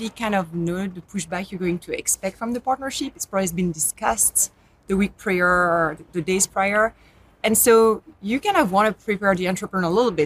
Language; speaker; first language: English; non-native, fluent; French